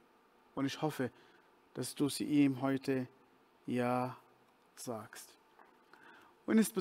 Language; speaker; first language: German; non-native, fluent; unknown